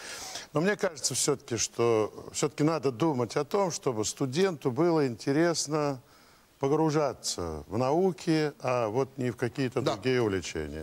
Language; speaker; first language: Russian; native; Russian